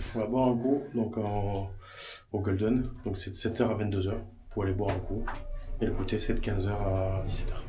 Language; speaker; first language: French; native; French